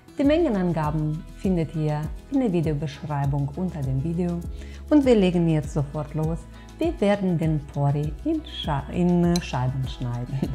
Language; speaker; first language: German; non-native, fluent; Romanian